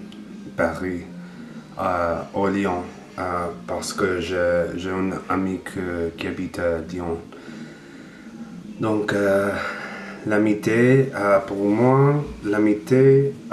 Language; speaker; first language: French; non-native, learner; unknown